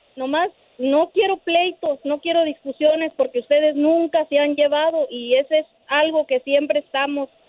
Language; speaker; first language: Spanish; native; Spanish